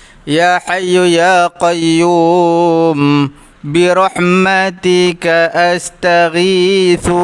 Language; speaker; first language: Arabic; non-native, fluent; Malay